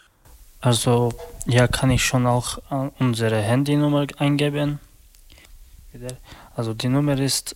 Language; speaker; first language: German; non-native, learner; Slovak